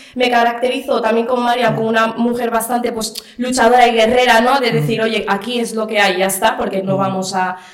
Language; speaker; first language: Spanish; early bilingual, other home language; Arabic